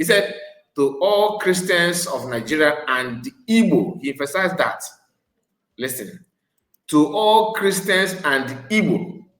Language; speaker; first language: English; non-native, local second language; Igbo